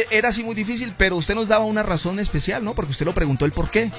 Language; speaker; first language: Spanish; native; Spanish